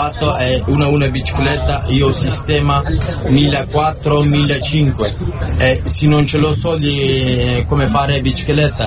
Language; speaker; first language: Italian; non-native, learner; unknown